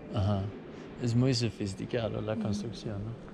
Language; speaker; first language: Spanish; non-native, learner; Swedish